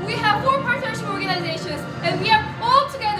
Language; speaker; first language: English; non-native, learner; Korean